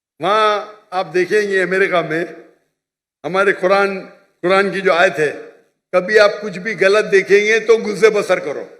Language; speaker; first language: Urdu; non-native, local second language; Konkani